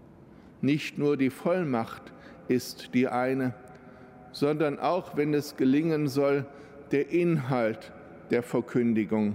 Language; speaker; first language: German; native; German